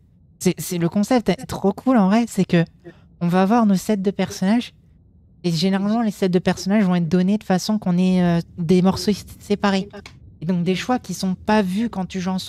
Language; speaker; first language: French; native; French